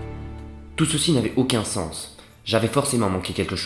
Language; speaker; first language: French; native; French